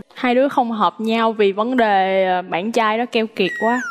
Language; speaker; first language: Vietnamese; native; Vietnamese